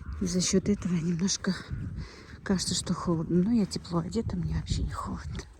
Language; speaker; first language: Russian; native; Russian